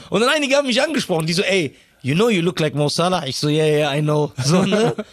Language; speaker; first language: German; early bilingual, other home language; Arabic